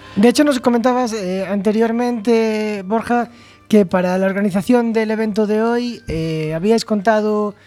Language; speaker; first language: Spanish; native; Spanish